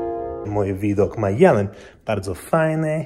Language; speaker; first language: Polish; non-native, learner; English